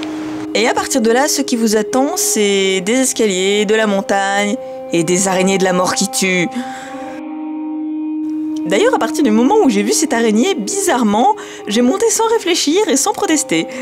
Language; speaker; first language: French; native; French